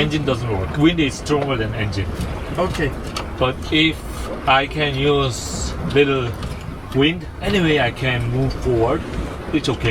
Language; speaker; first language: English; non-native, learner; Korean